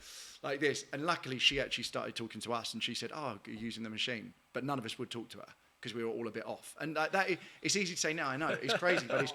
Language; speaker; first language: English; native; English